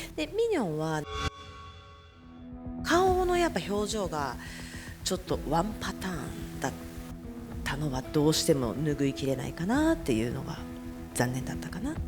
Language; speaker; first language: Japanese; native; Japanese